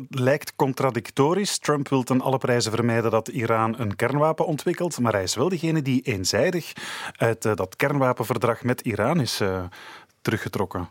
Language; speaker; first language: Dutch; native; Dutch